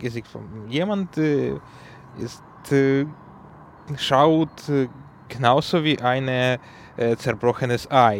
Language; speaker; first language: German; non-native, learner; Ukrainian